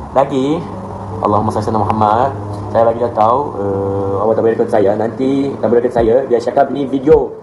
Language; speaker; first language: Malay; non-native, learner; Arabic